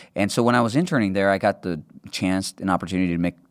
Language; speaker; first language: English; early bilingual, other home language; Spanish